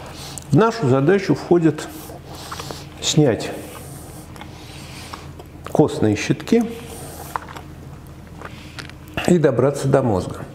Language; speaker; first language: Russian; native; Russian